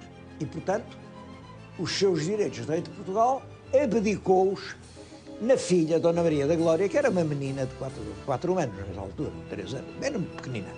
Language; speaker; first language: Portuguese; native; Portuguese